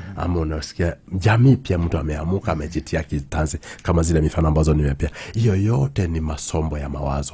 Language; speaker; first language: Swahili; non-native, local second language; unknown